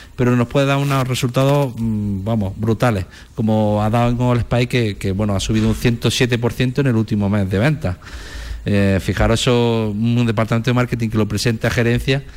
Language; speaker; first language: Spanish; native; Spanish